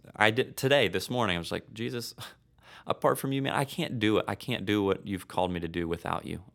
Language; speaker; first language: English; native; English